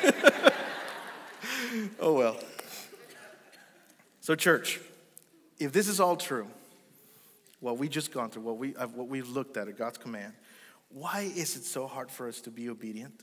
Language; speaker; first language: English; early bilingual, other home language; Spanish